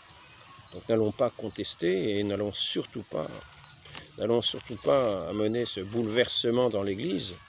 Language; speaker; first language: French; native; French